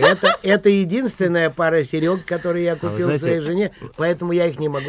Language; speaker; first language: Russian; native; Russian